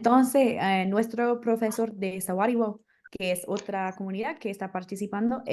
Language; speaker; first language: Spanish; non-native, learner; English